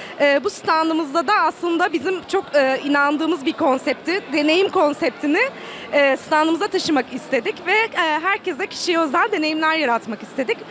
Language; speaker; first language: Turkish; native; Turkish